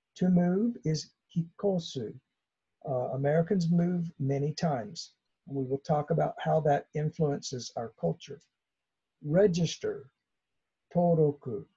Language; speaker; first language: English; native; English